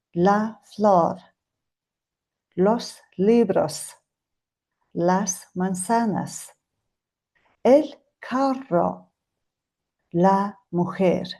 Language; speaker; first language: Spanish; non-native, fluent; Mongolian